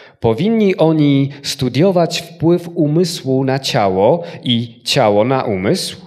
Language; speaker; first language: Polish; native; Polish